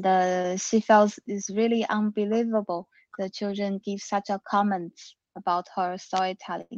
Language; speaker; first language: English; non-native, learner; Chinese